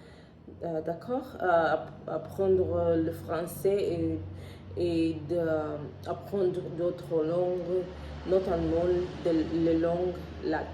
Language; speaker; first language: French; non-native, learner; Spanish